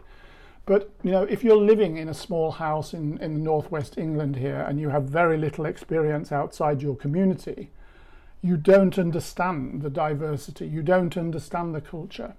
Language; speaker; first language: English; native; English